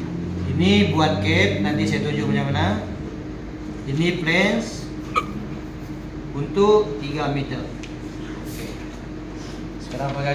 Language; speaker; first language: Malay; native; Malay